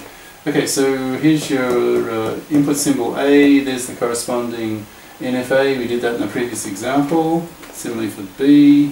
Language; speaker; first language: English; native; English